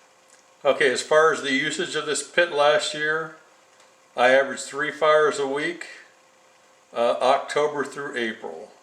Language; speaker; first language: English; native; English